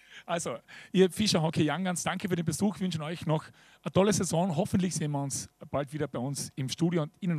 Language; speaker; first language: German; native; German